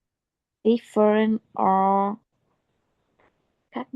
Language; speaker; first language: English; non-native, learner; Vietnamese